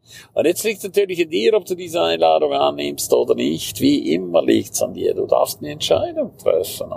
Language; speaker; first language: German; native; German